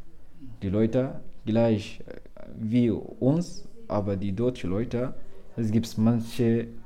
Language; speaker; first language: German; non-native, learner; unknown